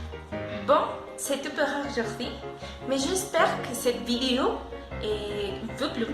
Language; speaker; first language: French; non-native, learner; Spanish